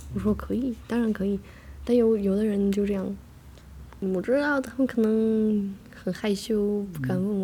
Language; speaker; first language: Chinese; non-native, fluent; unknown